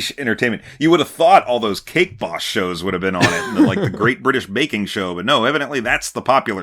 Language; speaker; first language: English; native; English